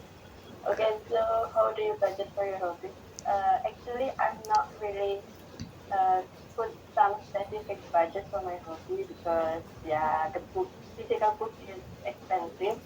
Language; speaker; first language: English; non-native, learner; Indonesian